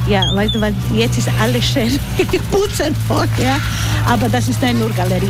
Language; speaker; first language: German; non-native, learner; Croatian